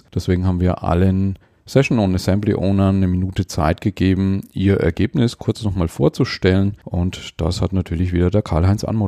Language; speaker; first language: German; native; German